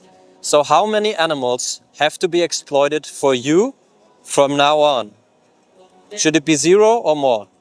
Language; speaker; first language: English; non-native, fluent; German